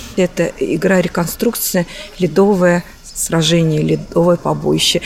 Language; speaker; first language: Russian; native; Russian